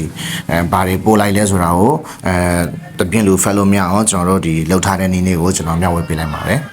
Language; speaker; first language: Burmese; native; Burmese